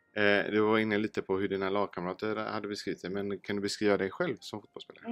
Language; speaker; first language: Swedish; native; Swedish